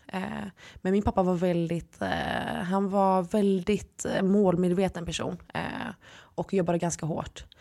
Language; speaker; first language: Swedish; early bilingual, other home language; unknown